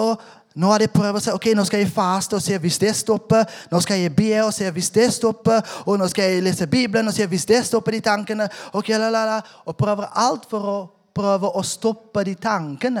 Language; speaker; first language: Norwegian; non-native, fluent; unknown